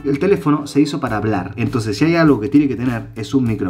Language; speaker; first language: Spanish; native; Spanish